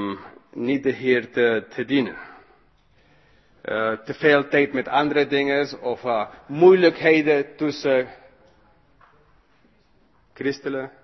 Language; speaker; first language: Dutch; non-native, fluent; English